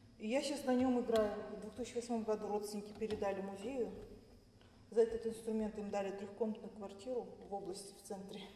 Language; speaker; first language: Russian; non-native, local second language; Kazakh